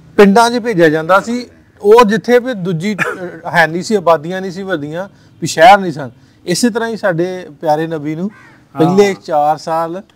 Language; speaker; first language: Punjabi; native; Punjabi